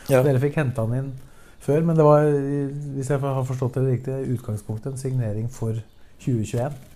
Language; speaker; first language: Norwegian; native; Norwegian